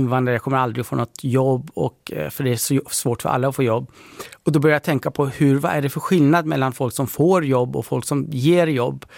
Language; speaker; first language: Swedish; early bilingual, other home language; Persian